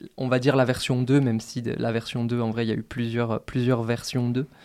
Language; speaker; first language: French; native; French